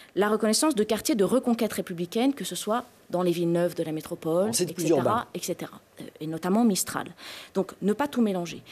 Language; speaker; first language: French; native; French